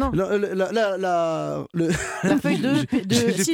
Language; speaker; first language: French; native; French